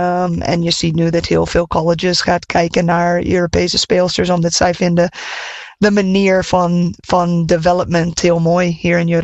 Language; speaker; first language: Dutch; non-native, fluent; English